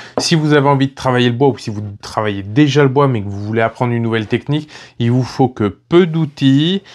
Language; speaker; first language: French; native; French